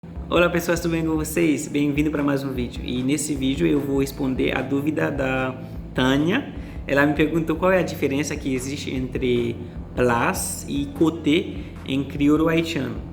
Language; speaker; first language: Portuguese; non-native, fluent; Haitian Creole